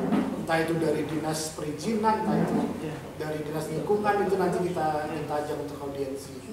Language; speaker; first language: Indonesian; native; Indonesian